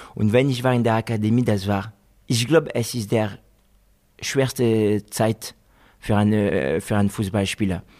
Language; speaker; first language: German; non-native, fluent; French